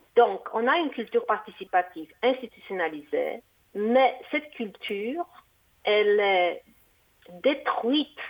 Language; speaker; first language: French; non-native, fluent; Portuguese